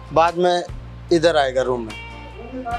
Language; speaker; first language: Hindi; non-native, local second language; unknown